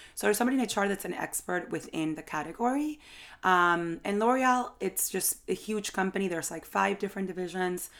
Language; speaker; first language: English; non-native, fluent; Spanish